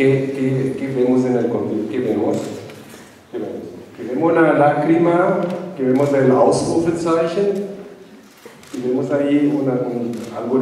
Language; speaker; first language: Spanish; non-native, fluent; German